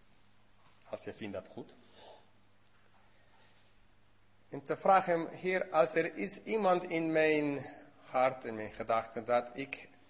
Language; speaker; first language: Dutch; non-native, learner; English